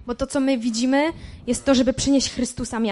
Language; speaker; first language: Polish; native; Polish